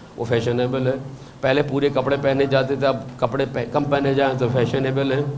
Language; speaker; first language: Urdu; native; Urdu